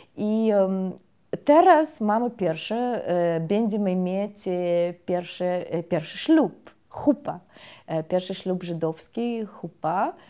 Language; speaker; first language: Polish; non-native, fluent; Russian